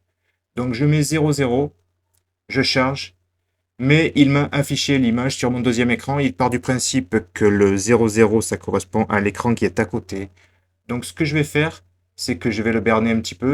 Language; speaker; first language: French; native; French